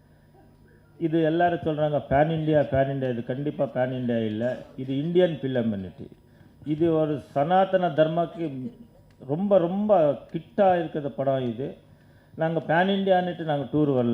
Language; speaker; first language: Tamil; non-native, learner; Kannada